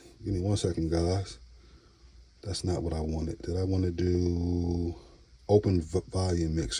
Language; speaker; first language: English; native; English